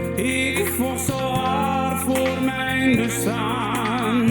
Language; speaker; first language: Dutch; non-native, learner; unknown